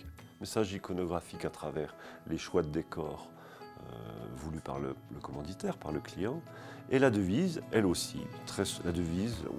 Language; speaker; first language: French; native; French